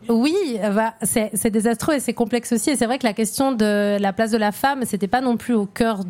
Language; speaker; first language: French; native; French